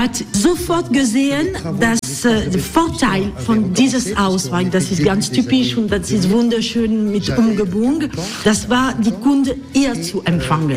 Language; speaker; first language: German; non-native, learner; French